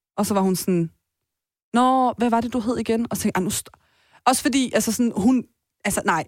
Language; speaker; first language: Danish; early bilingual, other home language; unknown